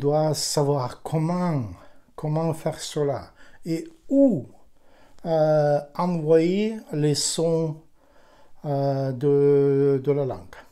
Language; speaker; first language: French; non-native, fluent; Ukrainian